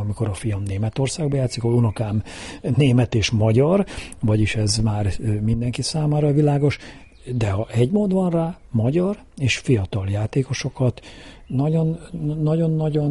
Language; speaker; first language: Hungarian; native; Hungarian